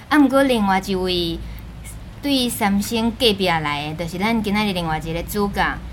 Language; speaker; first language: Chinese; native; Chinese